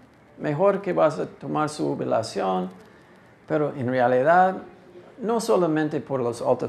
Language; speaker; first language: Spanish; non-native, fluent; English